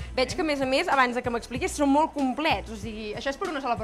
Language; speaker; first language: Catalan; native; Catalan